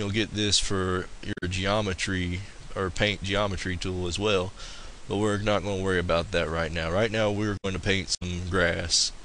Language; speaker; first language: English; native; English